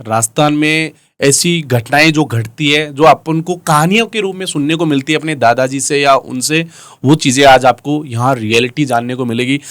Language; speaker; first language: Hindi; native; Hindi